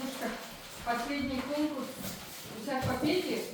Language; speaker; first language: Russian; native; Russian